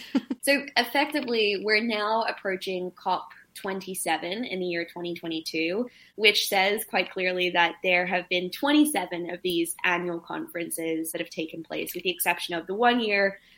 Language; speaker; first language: English; native; English